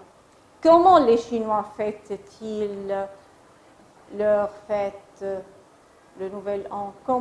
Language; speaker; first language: French; non-native, fluent; Arabic